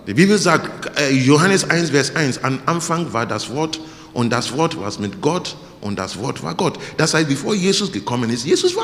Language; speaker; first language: German; non-native, learner; English